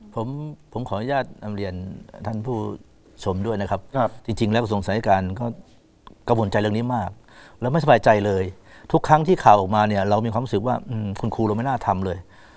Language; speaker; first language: Thai; native; Thai